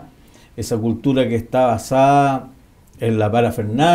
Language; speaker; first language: Spanish; native; Spanish